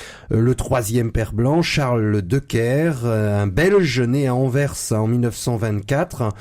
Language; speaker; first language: French; native; French